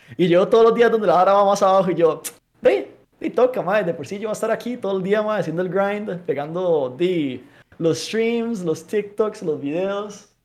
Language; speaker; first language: Spanish; early bilingual, other home language; English